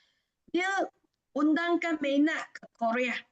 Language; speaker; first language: Indonesian; non-native, fluent; Malay